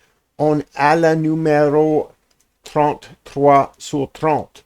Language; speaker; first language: French; non-native, learner; English